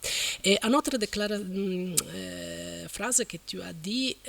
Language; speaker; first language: French; non-native, fluent; Italian